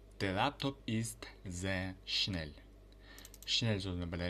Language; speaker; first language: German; non-native, fluent; Uzbek